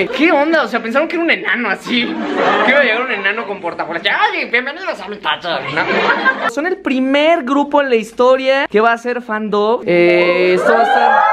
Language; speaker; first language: Spanish; native; Spanish